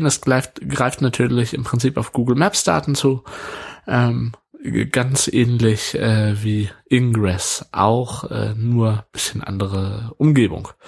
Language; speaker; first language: German; native; German